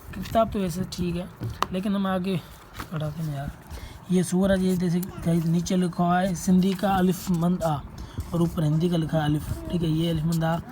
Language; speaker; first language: Urdu; non-native, local second language; Sindhi